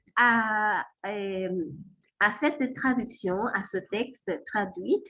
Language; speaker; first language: French; non-native, fluent; Spanish